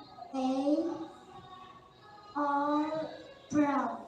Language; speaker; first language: English; non-native, learner; Indonesian